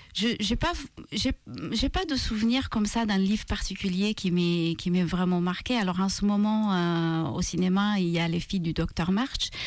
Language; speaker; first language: French; non-native, fluent; Maltese